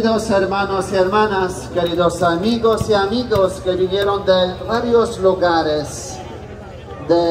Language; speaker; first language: Spanish; non-native, fluent; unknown